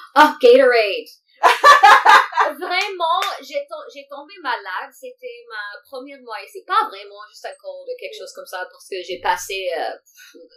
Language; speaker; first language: French; non-native, local second language; English